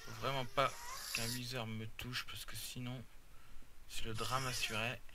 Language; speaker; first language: French; native; French